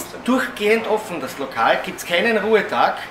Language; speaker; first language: German; native; German